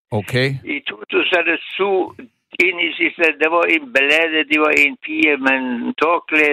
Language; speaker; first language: Danish; non-native, learner; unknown